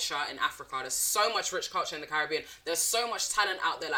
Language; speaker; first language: English; non-native, local second language; French